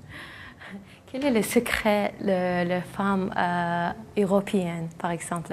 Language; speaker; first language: French; non-native, learner; Mongolian